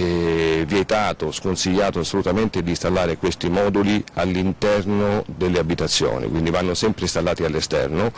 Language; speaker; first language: Italian; native; Italian